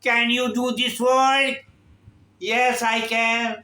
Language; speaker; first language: English; non-native, local second language; Urdu